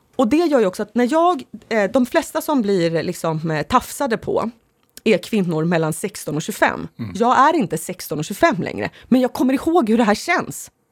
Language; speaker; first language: Swedish; early bilingual, other home language; Finnish